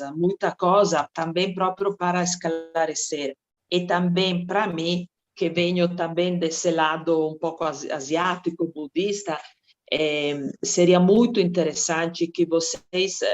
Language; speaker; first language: Portuguese; non-native, fluent; Italian